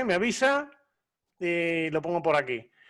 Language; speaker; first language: Spanish; native; Spanish